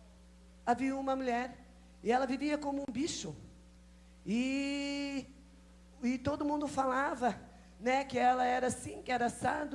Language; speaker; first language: Portuguese; native; Portuguese